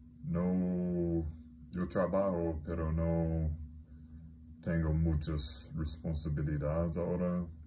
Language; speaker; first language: Spanish; non-native, learner; English